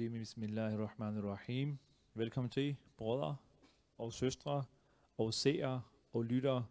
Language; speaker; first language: Danish; early bilingual, other home language; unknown